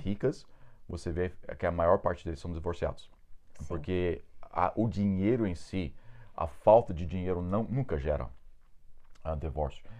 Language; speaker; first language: Portuguese; non-native, fluent; English